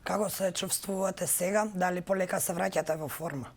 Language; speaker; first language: Macedonian; native; Macedonian